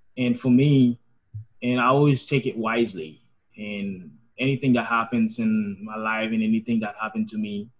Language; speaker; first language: English; non-native, fluent; Haitian Creole